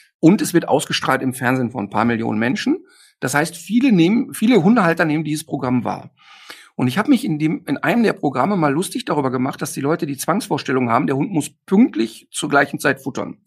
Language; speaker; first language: German; native; German